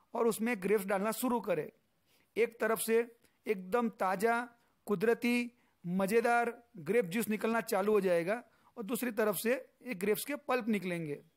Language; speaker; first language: Hindi; non-native, local second language; Gujarati